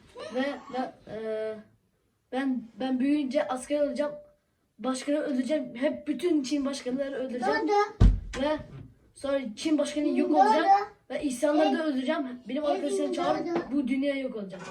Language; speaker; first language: Turkish; early bilingual, other home language; Uyghur